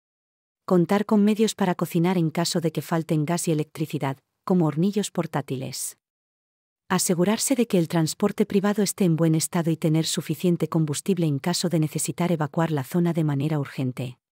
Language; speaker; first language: Spanish; native; Spanish